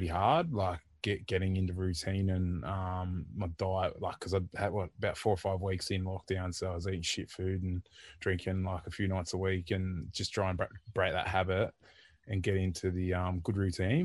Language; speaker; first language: English; native; English